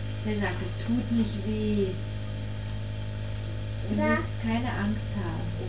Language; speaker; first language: German; native; German